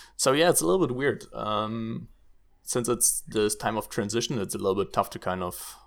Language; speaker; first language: English; non-native, fluent; German